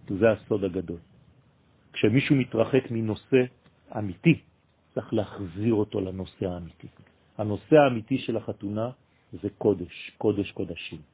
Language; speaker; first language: Hebrew; non-native, fluent; French